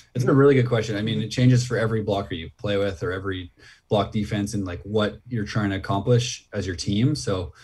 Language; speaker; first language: English; native; English